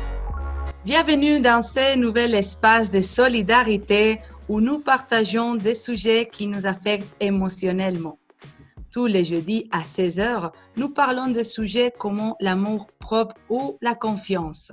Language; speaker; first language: French; non-native, fluent; Spanish